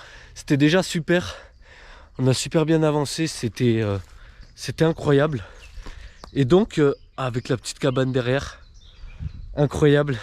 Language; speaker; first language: French; native; French